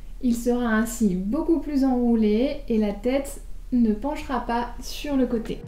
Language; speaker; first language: French; native; French